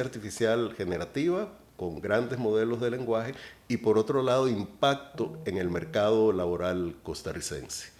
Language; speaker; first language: Spanish; native; Spanish